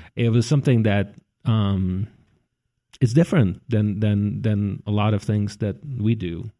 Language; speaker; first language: English; early bilingual, other home language; Russian